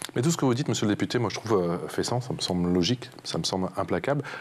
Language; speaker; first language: French; native; French